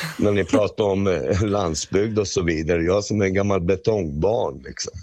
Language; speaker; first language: Swedish; native; Swedish